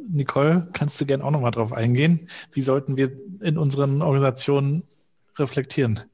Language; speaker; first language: German; native; German